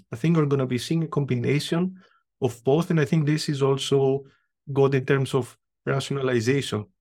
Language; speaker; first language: English; non-native, fluent; Greek